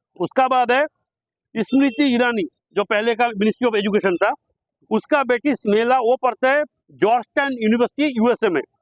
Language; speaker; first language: Hindi; non-native, local second language; Bangla